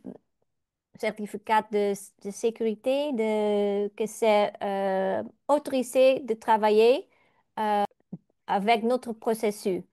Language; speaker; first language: French; non-native, learner; Dutch